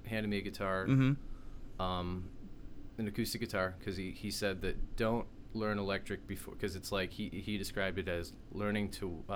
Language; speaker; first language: English; native; English